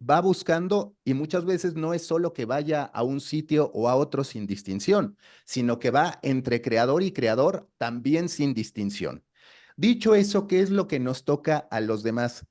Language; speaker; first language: Spanish; native; Spanish